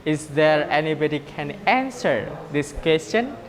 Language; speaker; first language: English; non-native, learner; Indonesian